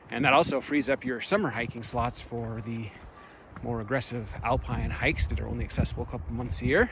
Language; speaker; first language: English; native; English